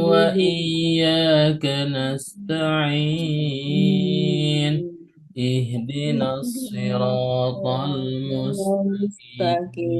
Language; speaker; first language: Arabic; non-native, fluent; Indonesian